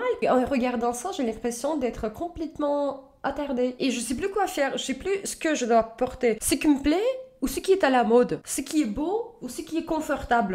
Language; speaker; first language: French; native; French